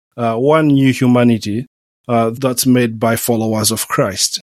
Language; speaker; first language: English; non-native, local second language; Nyanja